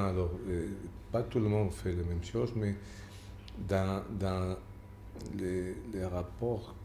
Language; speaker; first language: French; non-native, fluent; Spanish